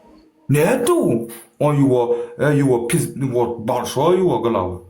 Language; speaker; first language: Russian; non-native, learner; Turkmen